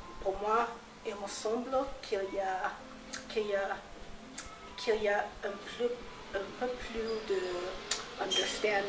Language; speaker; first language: French; non-native, fluent; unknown